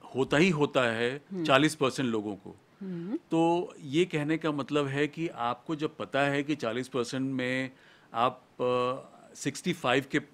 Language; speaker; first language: Hindi; native; Hindi